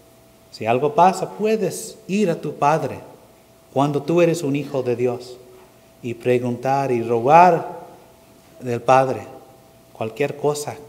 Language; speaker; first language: Spanish; non-native, fluent; English